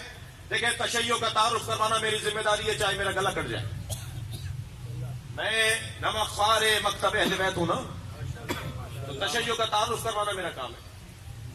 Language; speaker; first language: Urdu; native; Urdu